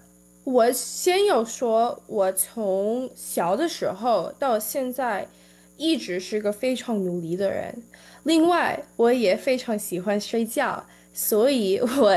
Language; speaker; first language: Chinese; early bilingual, heritage; Chinese